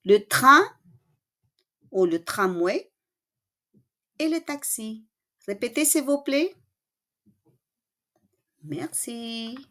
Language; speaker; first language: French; non-native, fluent; Filipino